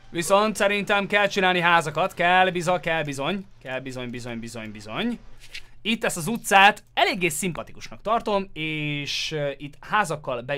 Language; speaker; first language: Hungarian; native; Hungarian